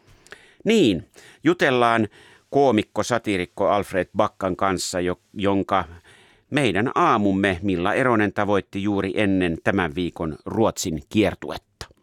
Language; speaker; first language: Finnish; native; Finnish